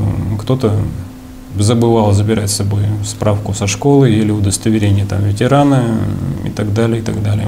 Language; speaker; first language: Russian; native; Russian